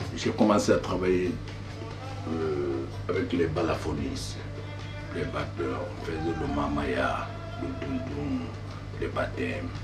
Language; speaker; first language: French; non-native, local second language; Mandingo